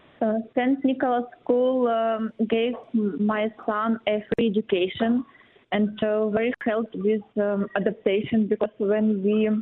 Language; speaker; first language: English; non-native, learner; Ukrainian